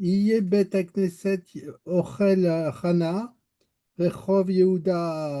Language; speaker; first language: Hebrew; non-native, learner; French